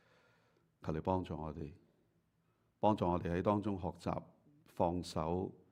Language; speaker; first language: Chinese; native; Chinese